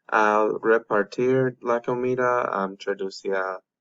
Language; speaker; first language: Spanish; non-native, learner; English